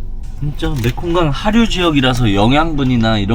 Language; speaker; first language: Korean; native; Korean